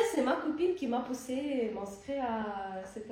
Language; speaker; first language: French; non-native, learner; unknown